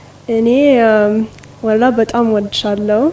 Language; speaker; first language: Amharic; early bilingual, heritage; Amharic